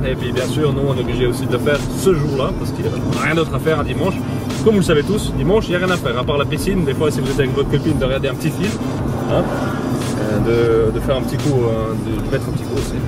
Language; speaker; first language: French; native; French